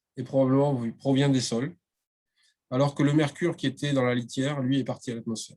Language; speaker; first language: French; native; French